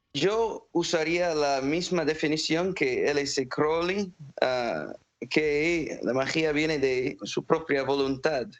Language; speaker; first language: Spanish; non-native, fluent; English